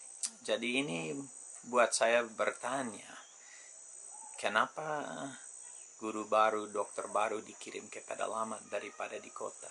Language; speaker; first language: Indonesian; non-native, fluent; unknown